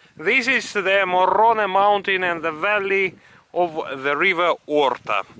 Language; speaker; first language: English; non-native, fluent; Russian